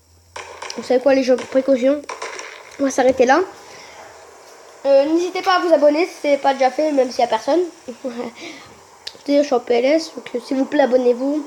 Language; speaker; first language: French; native; French